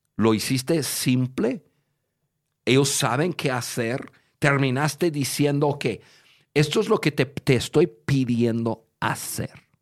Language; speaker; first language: Spanish; non-native, fluent; English